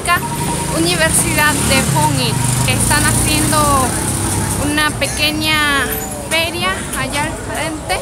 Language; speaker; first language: Spanish; non-native, fluent; Korean